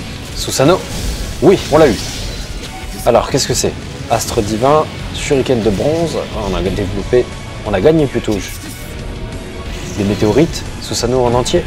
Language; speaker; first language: French; early bilingual, other home language; Vietnamese